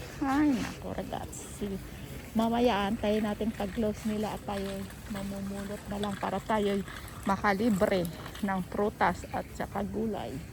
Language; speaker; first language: Filipino; native; Filipino